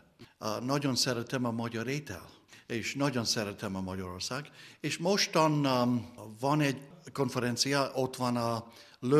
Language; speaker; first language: Hungarian; non-native, learner; English